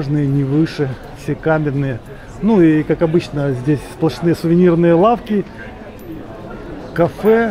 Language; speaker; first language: Russian; native; Russian